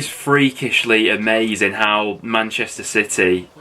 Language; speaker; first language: English; native; English